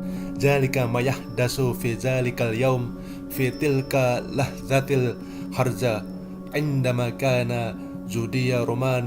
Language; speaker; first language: Arabic; non-native, learner; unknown